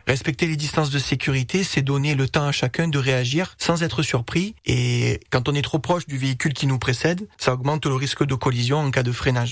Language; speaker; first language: French; native; French